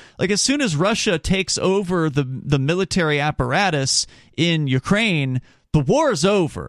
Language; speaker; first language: English; native; English